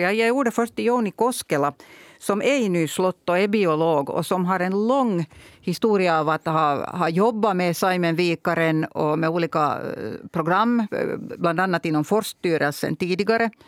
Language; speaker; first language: Swedish; native; Swedish